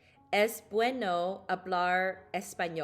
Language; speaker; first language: Spanish; non-native, learner; English